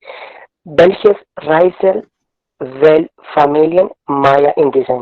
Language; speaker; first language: German; non-native, learner; Spanish